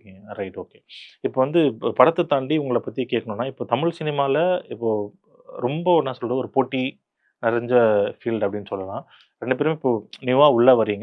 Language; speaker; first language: Tamil; native; Tamil